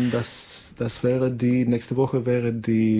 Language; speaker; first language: German; non-native, fluent; Spanish